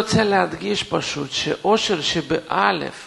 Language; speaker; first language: Hebrew; non-native, fluent; Russian